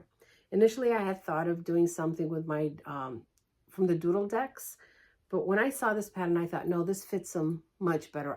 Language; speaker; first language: English; early bilingual, other home language; Portuguese